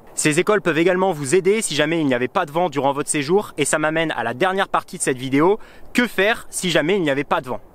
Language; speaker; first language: French; native; French